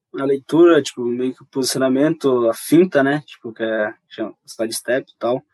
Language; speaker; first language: Portuguese; native; Portuguese